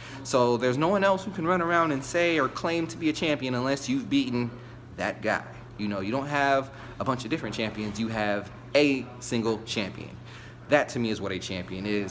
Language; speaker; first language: English; native; English